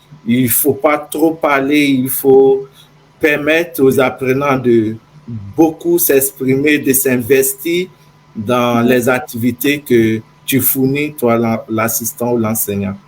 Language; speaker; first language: French; non-native, fluent; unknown